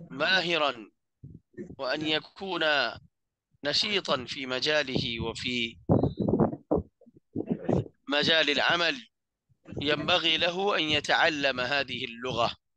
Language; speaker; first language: Arabic; non-native, fluent; Bangla